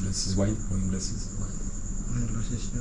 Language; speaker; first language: English; non-native, learner; French